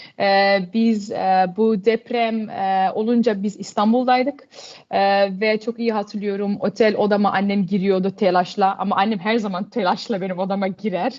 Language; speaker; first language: Turkish; early bilingual, heritage; Turkish